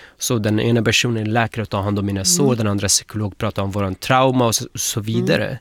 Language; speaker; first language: Swedish; non-native, fluent; Arabic